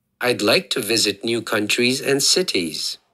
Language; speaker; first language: English; non-native, learner; Russian